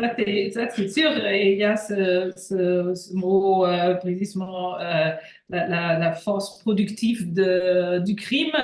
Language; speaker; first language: French; non-native, fluent; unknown